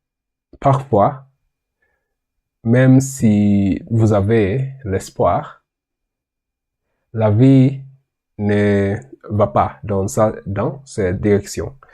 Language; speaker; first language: French; non-native, learner; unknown